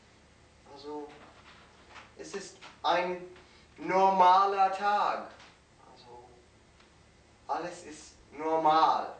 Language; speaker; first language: German; non-native, fluent; English